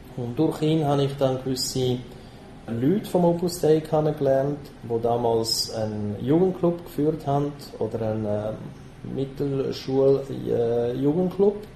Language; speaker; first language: German; non-native, local second language; Italian